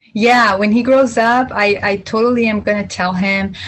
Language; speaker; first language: English; early bilingual, other home language; Spanish